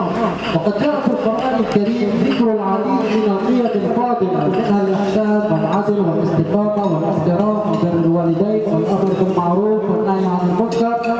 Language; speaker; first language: Arabic; native; Arabic